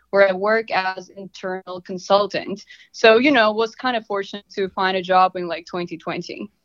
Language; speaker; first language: English; non-native, fluent; Russian